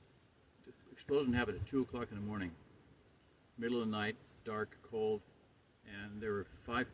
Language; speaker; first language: English; native; English